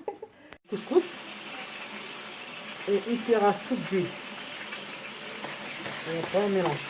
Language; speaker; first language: French; native; French